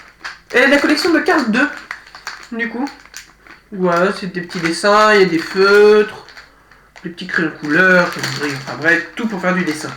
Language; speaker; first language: French; native; French